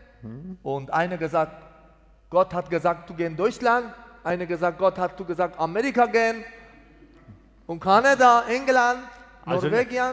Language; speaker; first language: German; non-native, learner; Persian